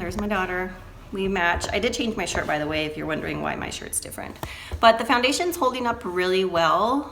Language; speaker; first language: English; native; English